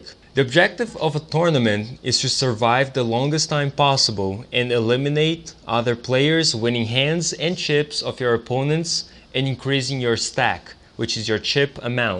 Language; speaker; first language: English; non-native, fluent; Portuguese